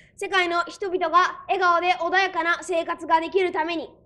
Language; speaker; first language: Japanese; early bilingual, other home language; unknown